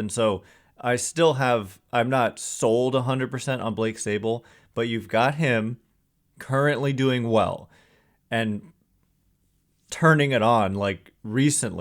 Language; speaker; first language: English; native; English